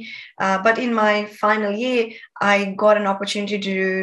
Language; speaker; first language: English; non-native, local second language; Nepali